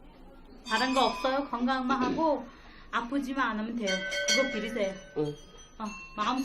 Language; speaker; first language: Korean; non-native, learner; Nepali